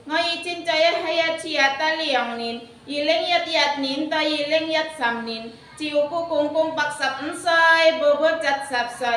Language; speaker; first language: Cantonese; non-native, learner; Indonesian